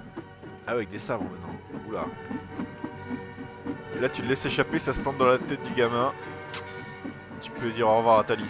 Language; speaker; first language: French; native; French